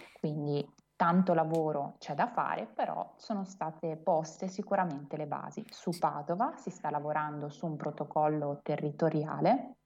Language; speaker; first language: Italian; native; Italian